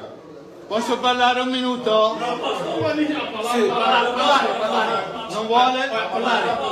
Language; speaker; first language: Italian; non-native, fluent; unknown